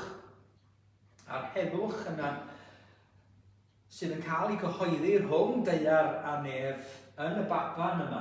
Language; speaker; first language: Welsh; native; Welsh